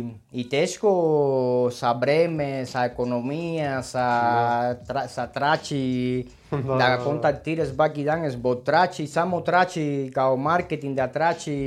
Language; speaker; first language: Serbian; non-native, learner; Spanish